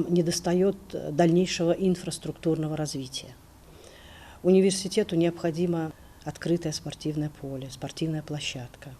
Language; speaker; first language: Russian; native; Russian